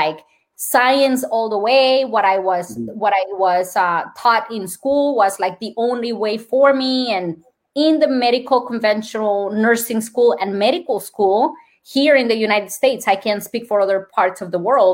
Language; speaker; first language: English; non-native, fluent; Spanish